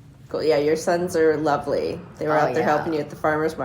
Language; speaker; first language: English; native; English